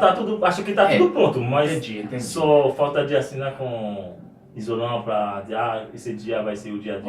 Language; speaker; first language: Portuguese; non-native, fluent; Haitian Creole